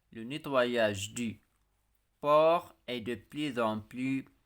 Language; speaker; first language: French; non-native, local second language; Arabic